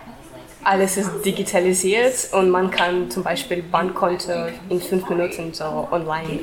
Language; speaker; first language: German; non-native, fluent; Ukrainian